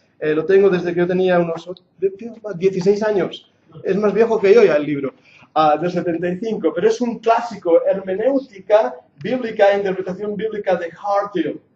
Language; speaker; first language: Spanish; non-native, fluent; English